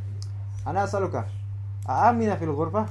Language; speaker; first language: Arabic; non-native, fluent; Indonesian